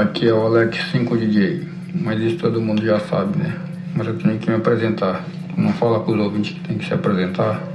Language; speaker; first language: Portuguese; native; Portuguese